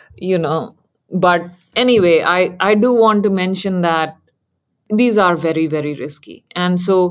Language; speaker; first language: English; non-native, local second language; Hindi